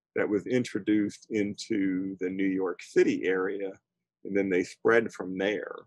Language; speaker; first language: English; native; English